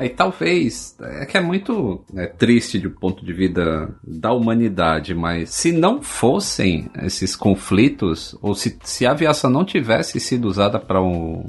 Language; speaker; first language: Portuguese; native; Portuguese